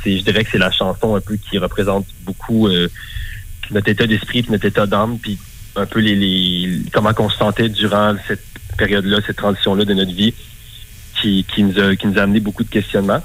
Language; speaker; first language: French; native; French